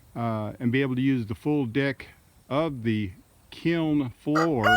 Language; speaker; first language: English; native; English